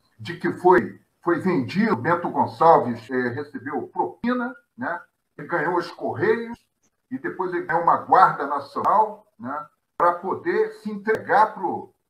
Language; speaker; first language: Portuguese; native; Portuguese